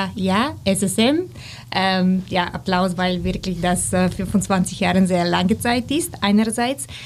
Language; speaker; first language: German; non-native, fluent; Bulgarian